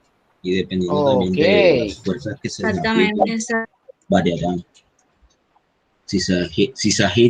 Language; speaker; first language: Spanish; native; Spanish